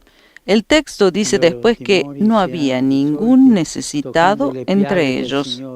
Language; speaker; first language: Spanish; native; Spanish